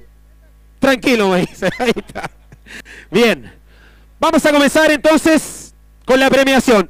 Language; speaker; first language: Spanish; native; Spanish